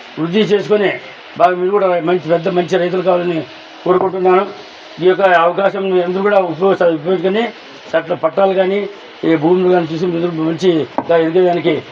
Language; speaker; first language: Telugu; native; Telugu